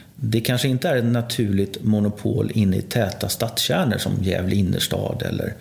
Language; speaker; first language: Swedish; native; Swedish